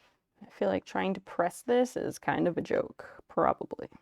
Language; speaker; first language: English; native; English